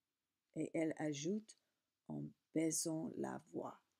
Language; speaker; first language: French; non-native, learner; English